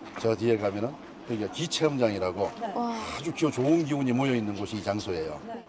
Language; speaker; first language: Korean; native; Korean